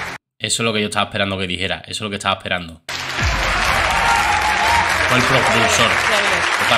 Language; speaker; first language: Spanish; native; Spanish